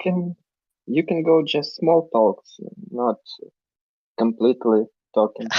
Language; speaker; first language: English; non-native, learner; Russian